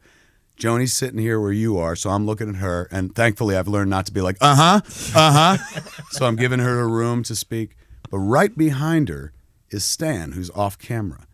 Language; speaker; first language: English; native; English